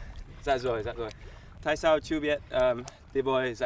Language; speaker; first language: Vietnamese; non-native, learner; English